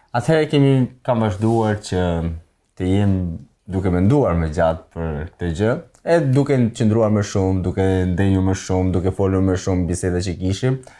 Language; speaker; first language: Albanian; native; Albanian